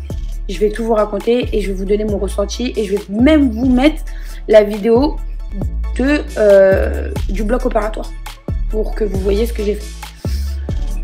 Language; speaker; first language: French; native; French